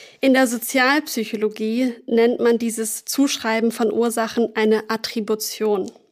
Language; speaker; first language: German; native; German